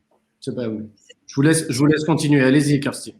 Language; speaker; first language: French; native; French